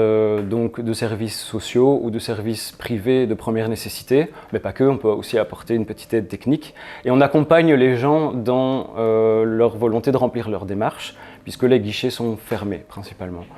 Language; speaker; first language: French; native; French